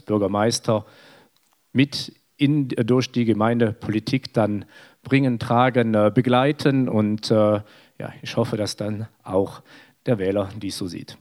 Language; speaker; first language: German; native; German